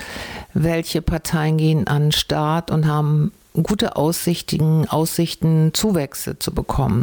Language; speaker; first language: German; native; German